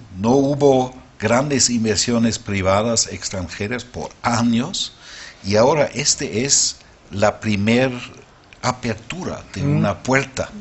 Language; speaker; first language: Spanish; non-native, fluent; German